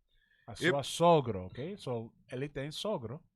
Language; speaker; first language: Portuguese; non-native, learner; English